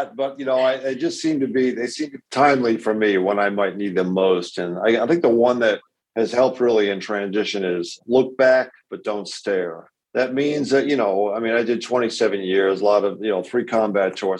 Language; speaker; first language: English; native; English